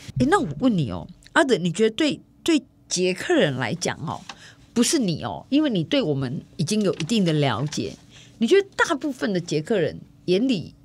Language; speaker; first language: Chinese; native; Chinese